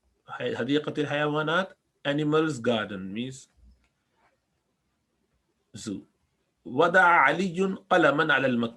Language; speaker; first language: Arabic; non-native, fluent; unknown